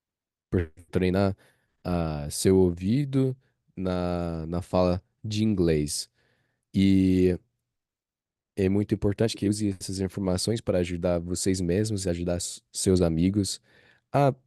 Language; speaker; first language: Portuguese; non-native, fluent; English